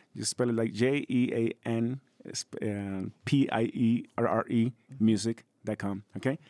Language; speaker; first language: English; non-native, fluent; Spanish